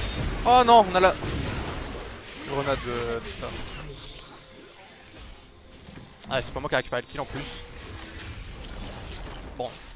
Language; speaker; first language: French; native; French